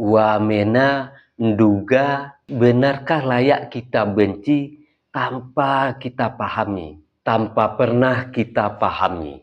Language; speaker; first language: Indonesian; native; Indonesian